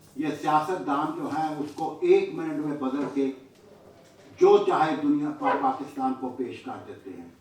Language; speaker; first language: Urdu; non-native, local second language; Punjabi